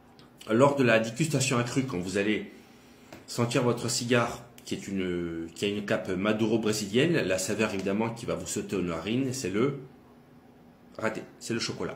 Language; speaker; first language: French; native; French